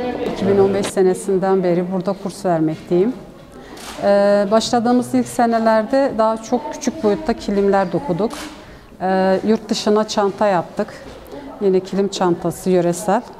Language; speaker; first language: Turkish; native; Turkish